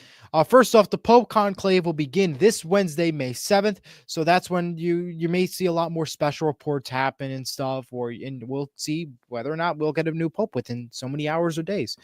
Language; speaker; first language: English; native; English